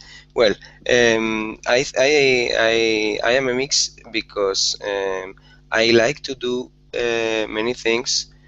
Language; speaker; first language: English; non-native, learner; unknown